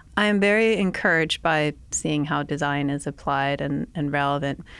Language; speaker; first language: English; non-native, fluent; Danish